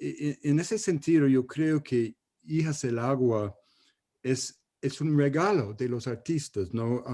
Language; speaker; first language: Spanish; non-native, fluent; English